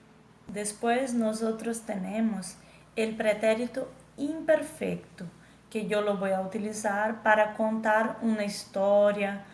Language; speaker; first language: Spanish; non-native, fluent; Portuguese